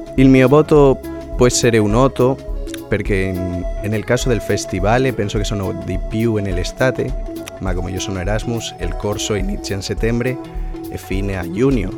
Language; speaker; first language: Italian; non-native, learner; Spanish